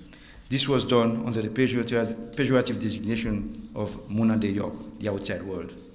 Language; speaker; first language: English; non-native, fluent; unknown